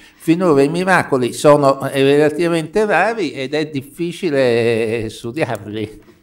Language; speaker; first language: Italian; native; Italian